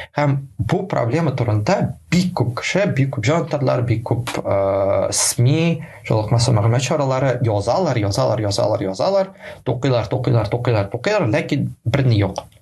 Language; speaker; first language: Tatar; native; Tatar